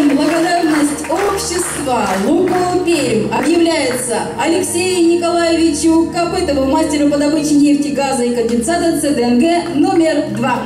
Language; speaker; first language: Russian; native; Russian